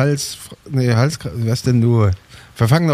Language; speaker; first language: German; native; German